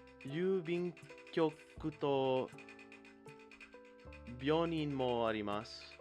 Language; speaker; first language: Japanese; non-native, learner; English